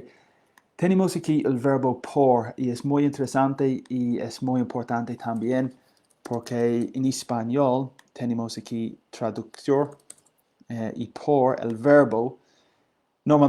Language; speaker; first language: Spanish; non-native, learner; English